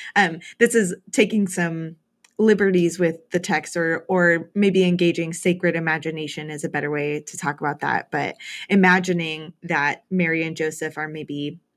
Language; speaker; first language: English; native; English